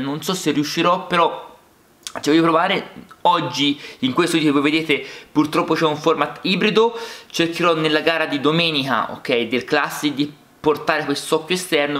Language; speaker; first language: Italian; native; Italian